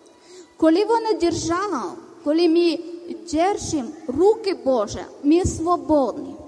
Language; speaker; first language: Ukrainian; non-native, learner; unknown